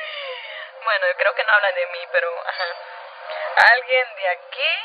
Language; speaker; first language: Spanish; native; Spanish